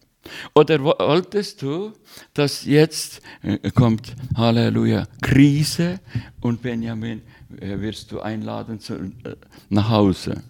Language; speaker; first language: German; non-native, learner; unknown